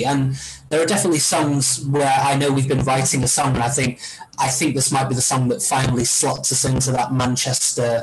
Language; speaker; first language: English; native; English